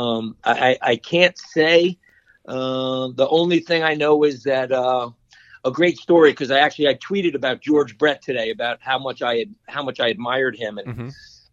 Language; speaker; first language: English; native; English